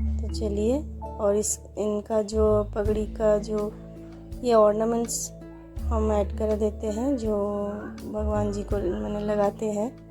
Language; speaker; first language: Hindi; non-native, local second language; Bangla